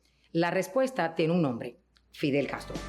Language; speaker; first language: Spanish; native; Spanish